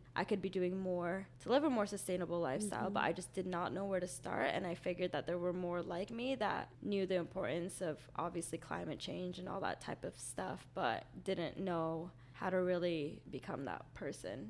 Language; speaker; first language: English; native; English